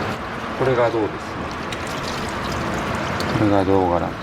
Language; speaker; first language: Japanese; native; Japanese